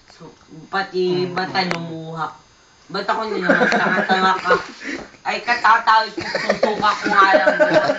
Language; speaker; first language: Filipino; native; Filipino